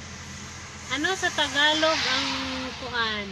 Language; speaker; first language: Filipino; non-native, local second language; Cebuano